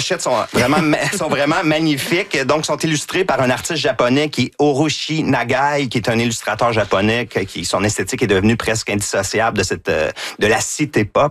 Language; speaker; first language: French; native; French